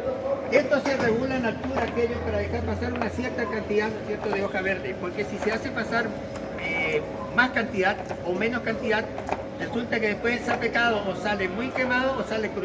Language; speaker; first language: Spanish; native; Spanish